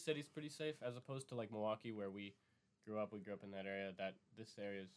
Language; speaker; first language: English; native; English